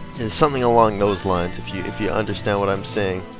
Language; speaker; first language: English; native; English